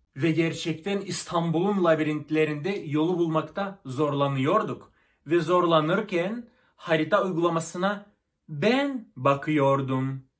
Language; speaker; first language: Turkish; non-native, fluent; Russian